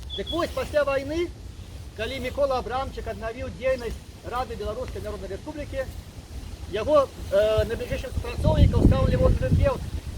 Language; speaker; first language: Belarusian; native; Belarusian